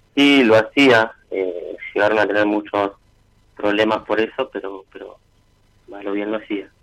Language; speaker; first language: Spanish; native; Spanish